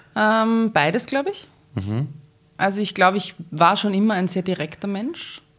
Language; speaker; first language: German; native; German